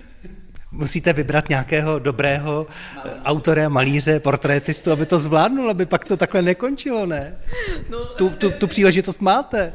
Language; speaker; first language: Czech; native; Czech